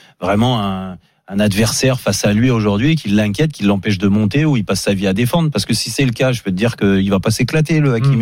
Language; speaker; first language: French; native; French